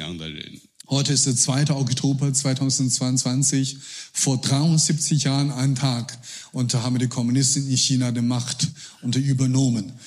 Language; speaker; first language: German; non-native, learner; Chinese